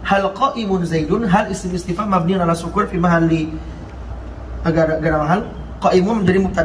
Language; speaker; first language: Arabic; non-native, fluent; Indonesian